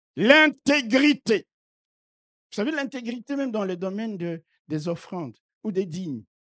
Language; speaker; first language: French; non-native, local second language; Lingala